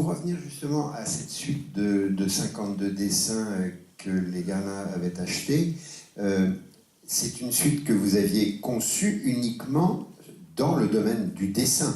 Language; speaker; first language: French; native; French